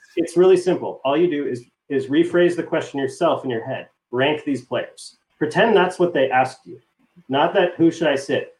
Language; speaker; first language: English; native; English